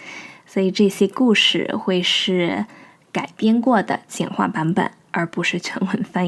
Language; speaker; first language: Chinese; early bilingual, heritage; English